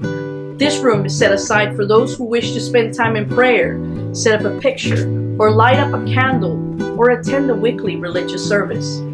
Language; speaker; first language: English; non-native, local second language; Spanish